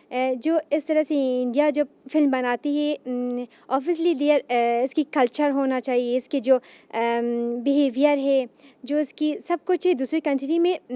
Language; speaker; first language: Hindi; non-native, learner; Persian